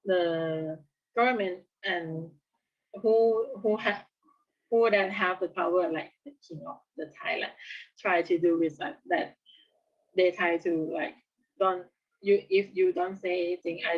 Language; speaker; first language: English; non-native, learner; Thai